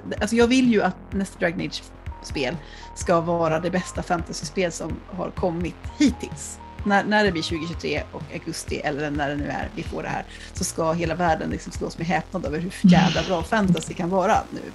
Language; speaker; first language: Swedish; native; Swedish